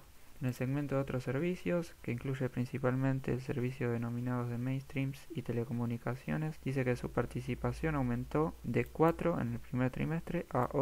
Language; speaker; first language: Spanish; native; Spanish